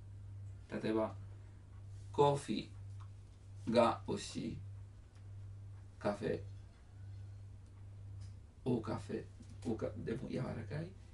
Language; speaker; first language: Japanese; non-native, learner; Italian